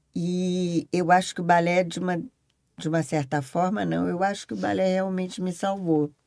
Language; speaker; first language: Portuguese; native; Portuguese